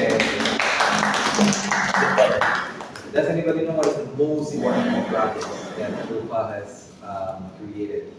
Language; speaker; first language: English; non-native, fluent; Indonesian